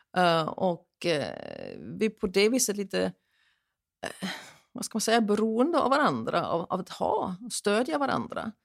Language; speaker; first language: Swedish; non-native, fluent; German